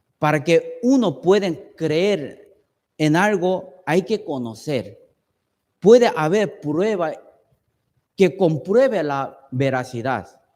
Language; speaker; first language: Spanish; non-native, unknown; Chinese